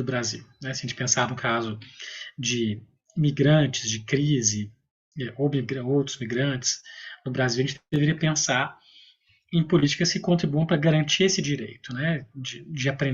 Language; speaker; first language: Portuguese; native; Portuguese